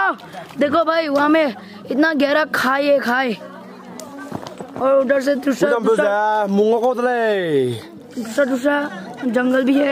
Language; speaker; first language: Hindi; non-native, local second language; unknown